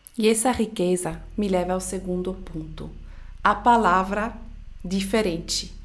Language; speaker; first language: Portuguese; non-native, fluent; Swiss German